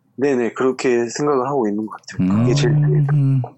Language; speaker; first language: Korean; native; Korean